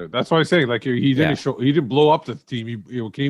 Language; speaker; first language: English; native; English